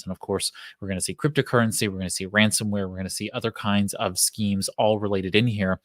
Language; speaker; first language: English; native; English